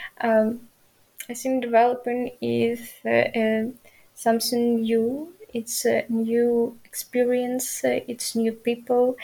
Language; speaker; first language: English; non-native, learner; Ukrainian